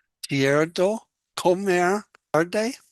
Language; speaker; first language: Spanish; non-native, learner; English